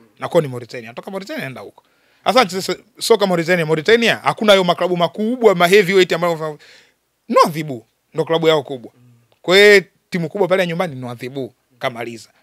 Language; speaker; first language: Swahili; native; Swahili